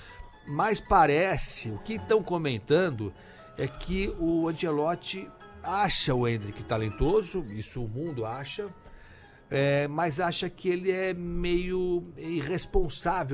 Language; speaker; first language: Portuguese; native; Portuguese